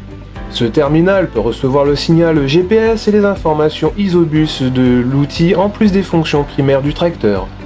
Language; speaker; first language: French; native; French